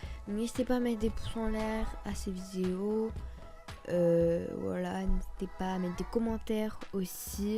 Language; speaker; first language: French; native; French